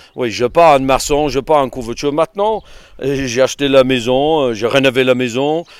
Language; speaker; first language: French; non-native, fluent; English